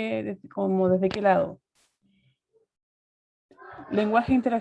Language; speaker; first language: Spanish; native; Spanish